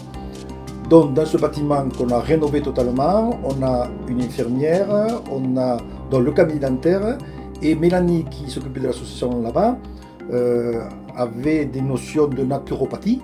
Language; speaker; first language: French; native; French